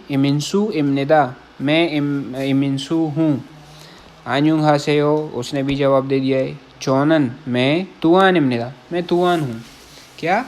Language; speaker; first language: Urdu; non-native, local second language; Punjabi